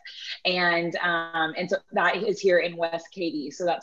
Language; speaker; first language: English; native; English